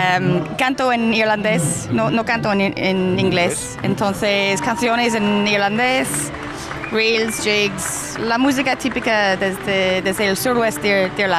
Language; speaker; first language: Spanish; non-native, learner; English